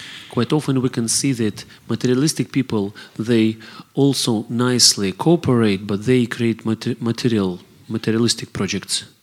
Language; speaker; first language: English; non-native, fluent; Russian